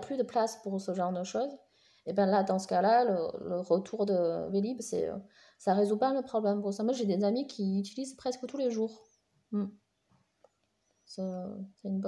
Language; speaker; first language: French; non-native, fluent; Chinese